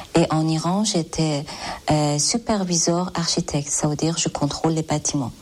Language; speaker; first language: French; non-native, learner; Persian